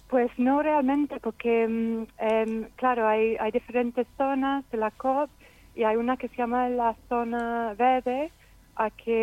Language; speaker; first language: Spanish; non-native, fluent; English